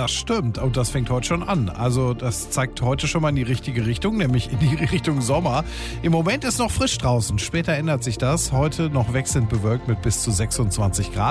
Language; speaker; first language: German; native; German